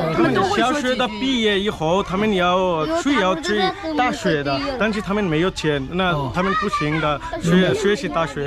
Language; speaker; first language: Chinese; non-native, learner; Bangla